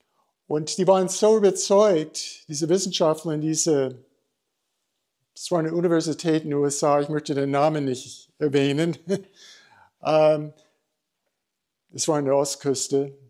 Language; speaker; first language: German; non-native, fluent; English